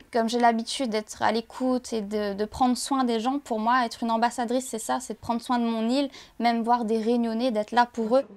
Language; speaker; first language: French; native; French